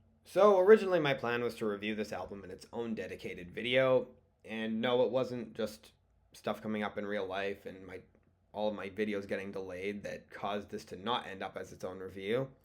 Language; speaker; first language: English; native; English